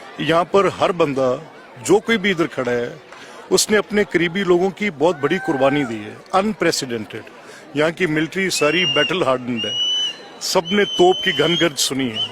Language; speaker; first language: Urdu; non-native, local second language; Punjabi